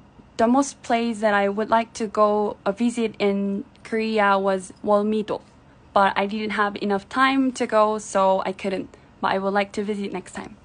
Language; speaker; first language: English; non-native, fluent; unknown